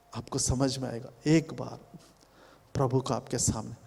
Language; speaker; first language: Hindi; non-native, local second language; Telugu